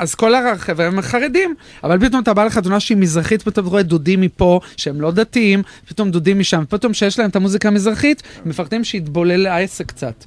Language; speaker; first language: Hebrew; native; Hebrew